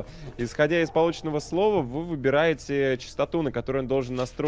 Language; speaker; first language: Russian; native; Russian